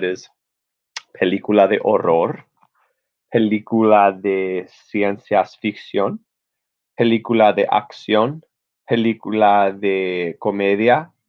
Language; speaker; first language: Spanish; non-native, fluent; English